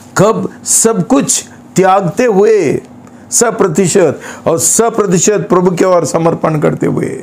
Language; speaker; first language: Hindi; non-native, local second language; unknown